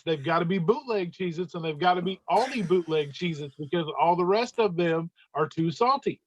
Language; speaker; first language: English; native; English